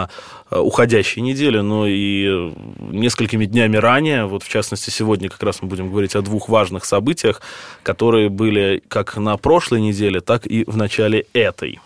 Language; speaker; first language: Russian; native; Russian